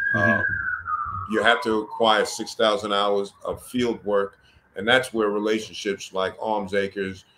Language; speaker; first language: English; native; English